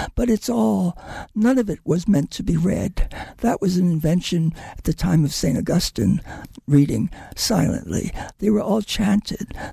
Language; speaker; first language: English; early bilingual, other home language; Spanish